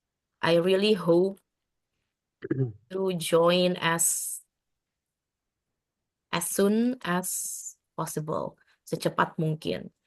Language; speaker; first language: English; non-native, fluent; Indonesian